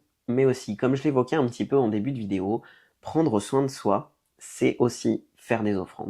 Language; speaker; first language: French; native; French